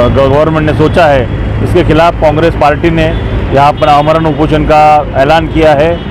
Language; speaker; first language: Hindi; non-native, local second language; Marathi